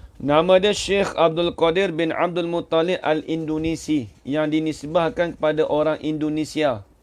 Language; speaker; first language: Malay; native; Malay